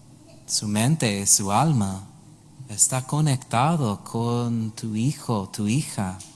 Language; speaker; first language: Spanish; non-native, learner; English